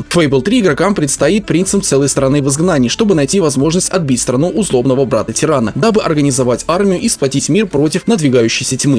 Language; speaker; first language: Russian; native; Russian